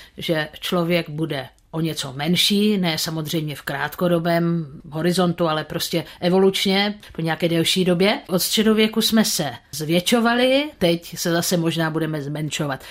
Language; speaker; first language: Czech; native; Czech